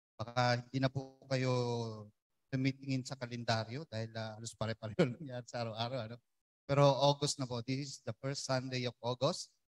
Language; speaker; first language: Filipino; non-native, local second language; Iloko